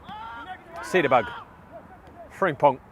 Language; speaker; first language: English; native; English